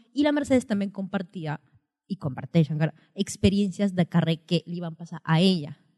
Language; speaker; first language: Catalan; non-native, fluent; Spanish